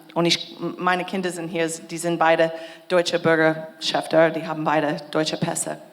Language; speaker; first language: German; non-native, fluent; English